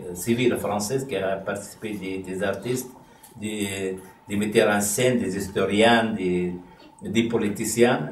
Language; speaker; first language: French; non-native, fluent; Arabic